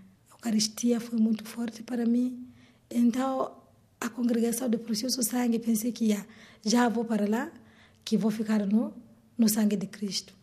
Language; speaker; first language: Portuguese; non-native, learner; Swahili